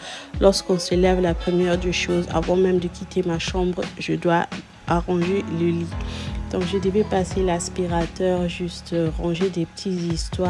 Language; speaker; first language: French; non-native, local second language; Lingala